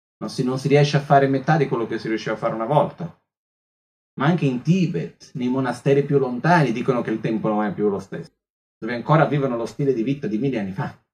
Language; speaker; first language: Italian; non-native, fluent; Portuguese